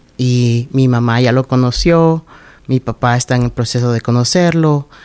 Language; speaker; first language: Spanish; native; Spanish